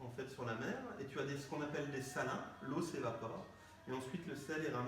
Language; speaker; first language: French; native; French